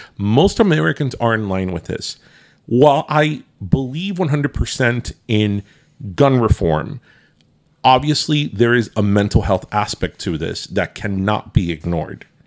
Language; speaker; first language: English; early bilingual, other home language; Spanish